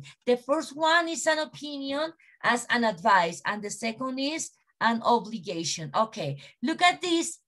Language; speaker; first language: English; non-native, learner; Spanish